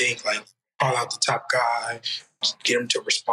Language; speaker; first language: English; native; English